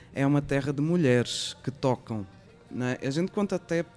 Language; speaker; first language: Portuguese; native; Portuguese